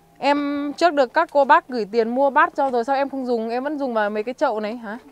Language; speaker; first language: Vietnamese; non-native, local second language; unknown